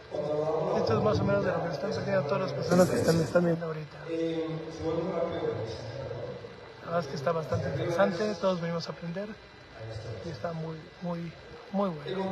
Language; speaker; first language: Spanish; native; Spanish